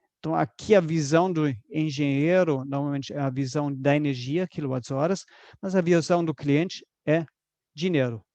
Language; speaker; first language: Portuguese; non-native, fluent; German